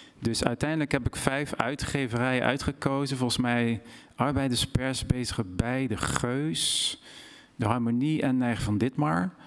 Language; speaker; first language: Dutch; native; Dutch